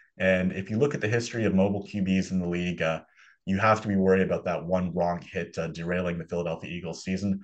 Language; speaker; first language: English; native; English